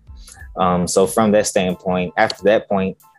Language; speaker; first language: English; native; English